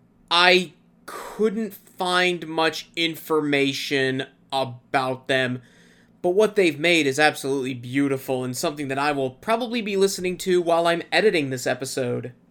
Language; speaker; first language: English; native; English